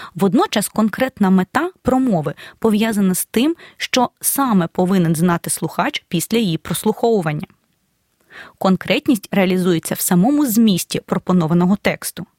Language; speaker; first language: Ukrainian; native; Ukrainian